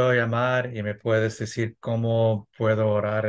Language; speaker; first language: Spanish; early bilingual, heritage; English